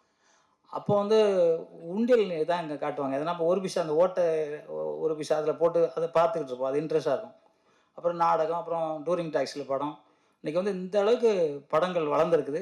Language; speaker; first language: Tamil; native; Tamil